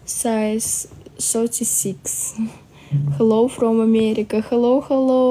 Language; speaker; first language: English; non-native, learner; Russian